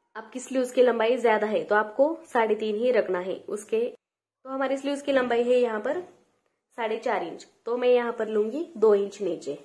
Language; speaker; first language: Hindi; non-native, local second language; Marathi